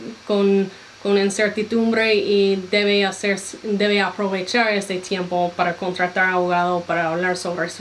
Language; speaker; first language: Spanish; non-native, fluent; English